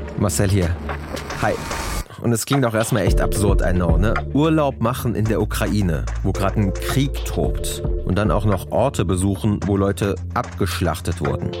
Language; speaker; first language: German; native; German